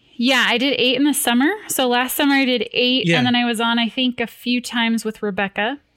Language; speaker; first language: English; native; English